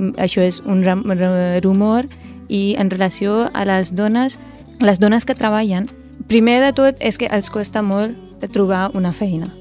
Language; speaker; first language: Catalan; early bilingual, other home language; Punjabi